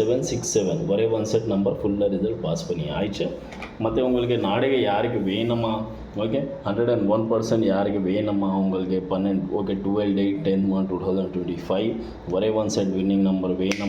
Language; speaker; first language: Tamil; non-native, learner; Kannada